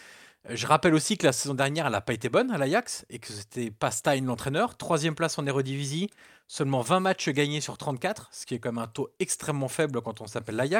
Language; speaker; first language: French; native; French